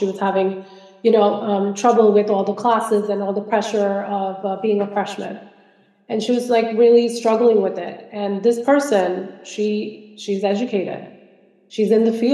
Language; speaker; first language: English; non-native, local second language; Malayalam